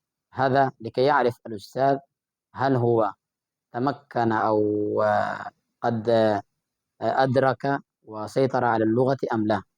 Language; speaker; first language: Arabic; non-native, fluent; Urdu